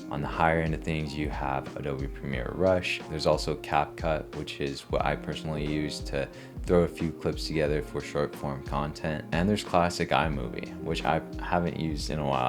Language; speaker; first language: English; native; English